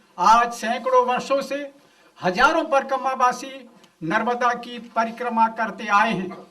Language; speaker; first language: Hindi; non-native, local second language; Gujarati